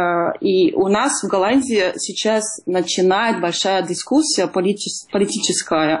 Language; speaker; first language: Russian; non-native, fluent; Dutch